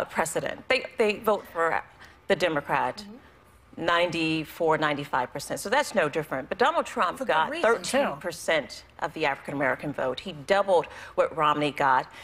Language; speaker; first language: English; native; English